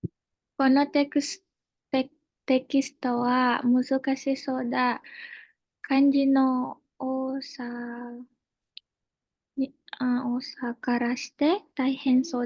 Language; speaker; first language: Japanese; non-native, learner; Indonesian